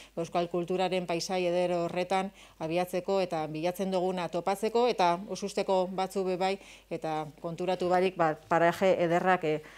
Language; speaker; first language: Basque; native; Basque